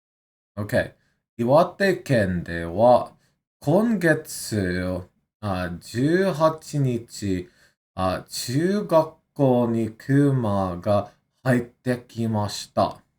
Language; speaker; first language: Japanese; non-native, learner; English